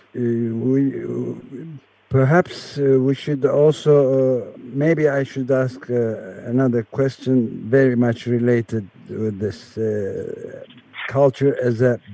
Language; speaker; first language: English; non-native, fluent; Turkish